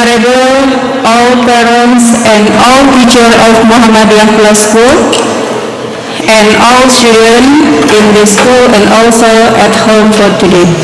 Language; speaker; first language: English; non-native, learner; Indonesian